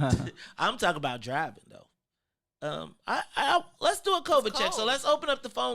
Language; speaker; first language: English; native; English